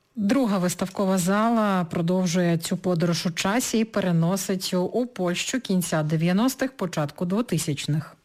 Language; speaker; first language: Ukrainian; native; Ukrainian